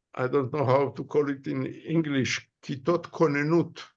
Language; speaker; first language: English; non-native, fluent; Hebrew